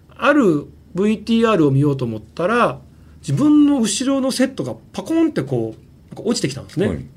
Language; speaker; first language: Japanese; native; Japanese